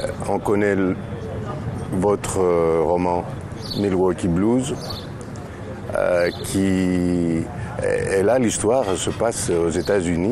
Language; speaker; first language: French; non-native, fluent; Greek